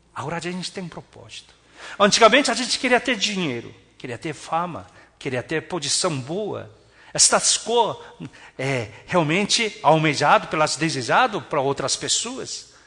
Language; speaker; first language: Portuguese; non-native, fluent; Korean